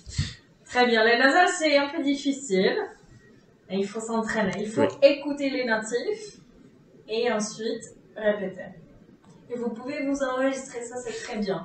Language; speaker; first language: French; non-native, fluent; Czech